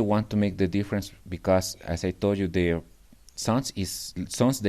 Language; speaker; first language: English; non-native, learner; Spanish